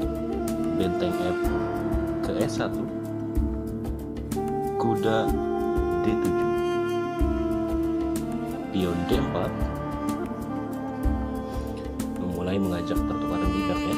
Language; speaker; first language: Indonesian; native; Indonesian